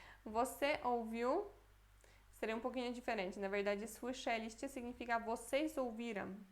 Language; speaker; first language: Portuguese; non-native, fluent; Polish